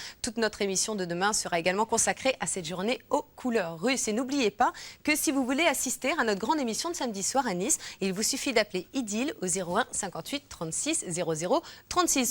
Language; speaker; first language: French; native; French